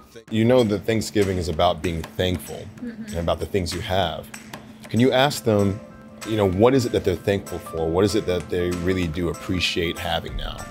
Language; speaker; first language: English; native; English